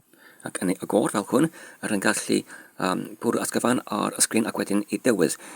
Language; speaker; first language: Welsh; non-native, learner; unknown